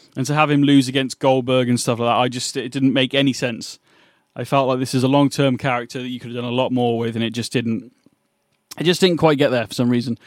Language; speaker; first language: English; native; English